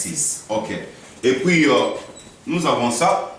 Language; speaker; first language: French; non-native, fluent; Korean